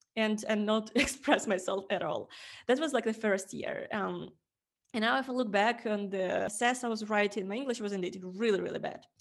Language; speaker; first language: English; non-native, fluent; Ukrainian